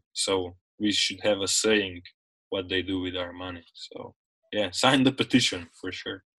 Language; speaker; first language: English; non-native, fluent; Slovenian